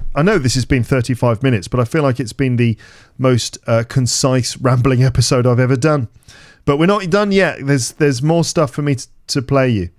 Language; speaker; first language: English; native; English